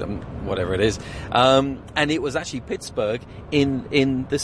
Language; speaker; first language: English; native; English